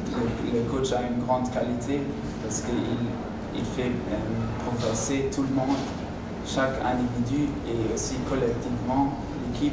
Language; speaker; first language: French; non-native, local second language; Luxembourgish